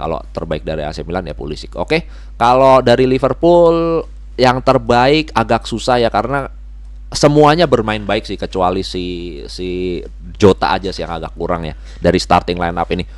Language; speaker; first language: Indonesian; native; Indonesian